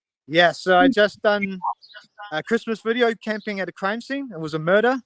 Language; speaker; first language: English; native; English